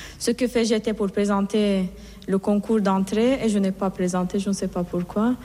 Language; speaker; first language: French; non-native, fluent; Persian